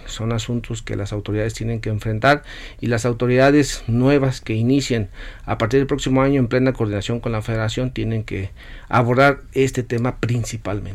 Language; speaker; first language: Spanish; native; Spanish